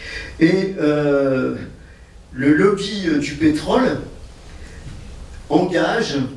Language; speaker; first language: French; native; French